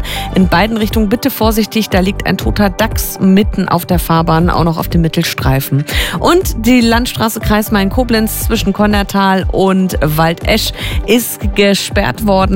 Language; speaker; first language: German; native; German